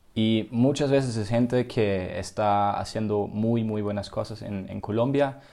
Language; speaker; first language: Spanish; non-native, fluent; German